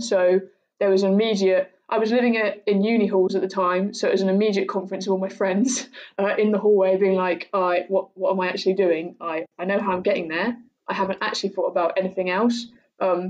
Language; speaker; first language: English; native; English